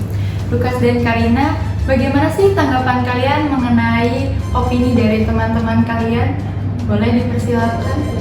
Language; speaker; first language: Indonesian; native; Indonesian